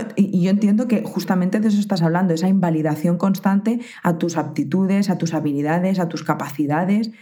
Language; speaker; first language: Spanish; native; Spanish